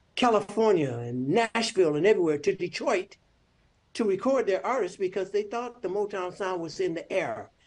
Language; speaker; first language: English; native; English